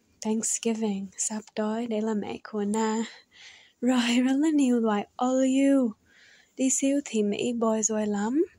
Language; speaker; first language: Vietnamese; early bilingual, heritage; Vietnamese